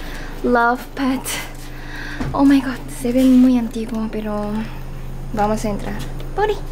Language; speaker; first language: Spanish; non-native, fluent; Korean